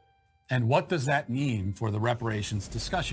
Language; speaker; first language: English; native; English